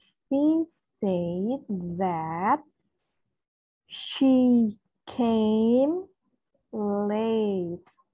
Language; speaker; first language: English; non-native, fluent; Indonesian